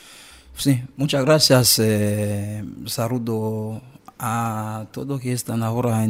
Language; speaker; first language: Spanish; non-native, learner; Haitian Creole